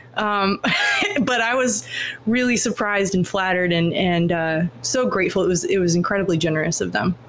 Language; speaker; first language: English; native; English